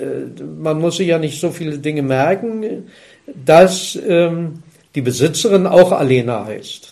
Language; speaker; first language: German; native; German